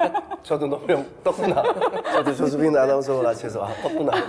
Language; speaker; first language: Korean; native; Korean